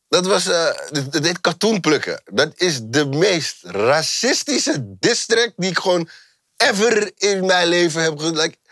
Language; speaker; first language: Dutch; native; Dutch